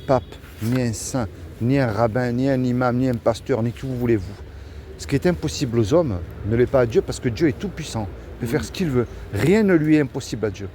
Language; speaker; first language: French; native; French